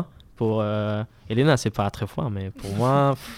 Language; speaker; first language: French; non-native, learner; Spanish